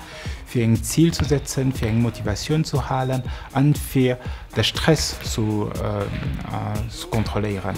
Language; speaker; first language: German; non-native, local second language; Luxembourgish